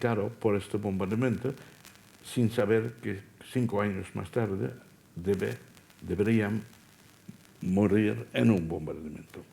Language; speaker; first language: Spanish; non-native, fluent; Dutch